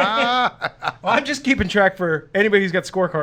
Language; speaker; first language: English; native; English